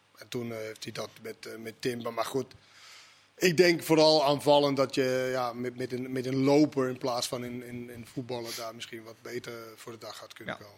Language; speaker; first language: Dutch; native; Dutch